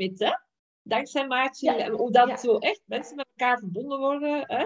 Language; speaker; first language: Dutch; native; Dutch